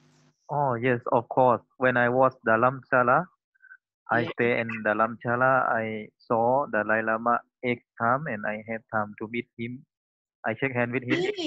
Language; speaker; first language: English; non-native, learner; Thai